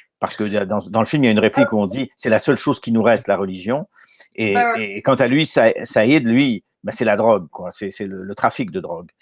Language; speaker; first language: French; native; French